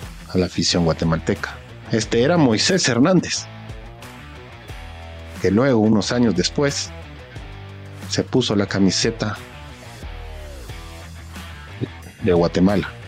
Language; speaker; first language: Spanish; native; Spanish